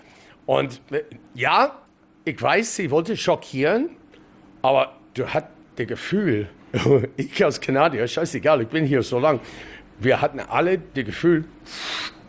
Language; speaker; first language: German; non-native, fluent; English